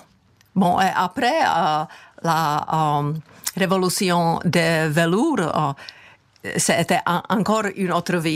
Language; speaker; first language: French; non-native, fluent; Czech